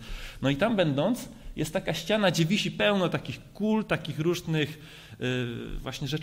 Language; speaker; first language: Polish; native; Polish